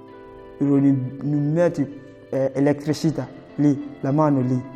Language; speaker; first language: Italian; non-native, learner; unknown